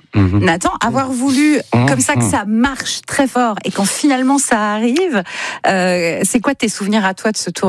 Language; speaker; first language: French; native; French